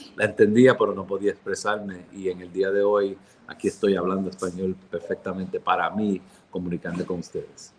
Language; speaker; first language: Spanish; early bilingual, heritage; Spanish